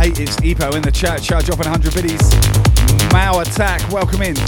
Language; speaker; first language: English; native; English